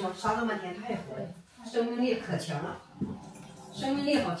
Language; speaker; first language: Chinese; native; Chinese